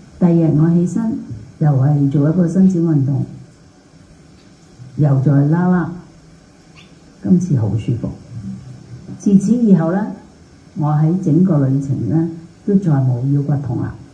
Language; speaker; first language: Cantonese; native; Cantonese